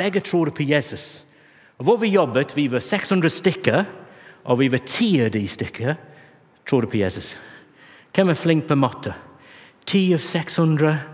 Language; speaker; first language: Norwegian; non-native, fluent; English